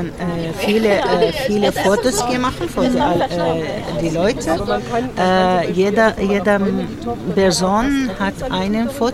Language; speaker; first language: German; non-native, learner; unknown